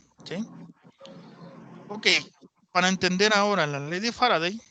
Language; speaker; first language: Spanish; native; Spanish